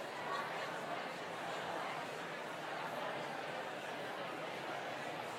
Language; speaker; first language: English; native; English